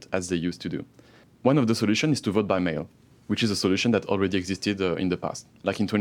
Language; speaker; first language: English; non-native, fluent; French